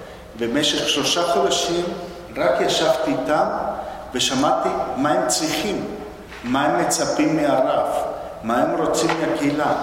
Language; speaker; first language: Hebrew; non-native, fluent; Spanish